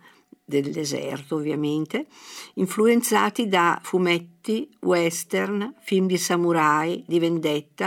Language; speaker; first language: Italian; native; Italian